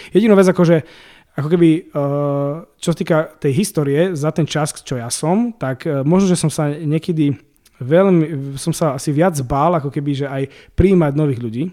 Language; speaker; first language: Slovak; native; Slovak